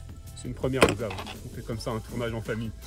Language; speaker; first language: French; native; French